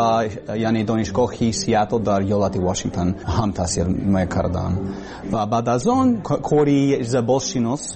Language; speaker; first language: Persian; non-native, learner; English